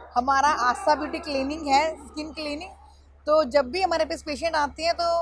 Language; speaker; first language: Hindi; native; Hindi